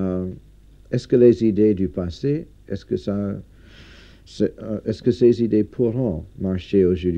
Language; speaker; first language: French; non-native, fluent; English